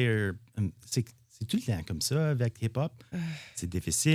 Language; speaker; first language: French; non-native, learner; English